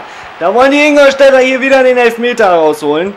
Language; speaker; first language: German; native; German